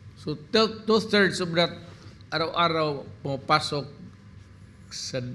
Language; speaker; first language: Filipino; non-native, local second language; Cebuano